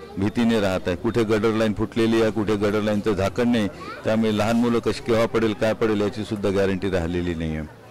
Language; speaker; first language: Marathi; native; Marathi